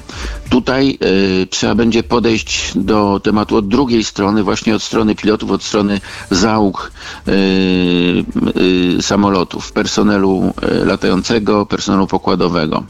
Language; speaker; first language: Polish; native; Polish